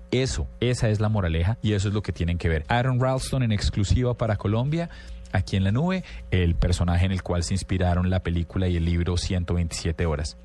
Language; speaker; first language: Spanish; native; Spanish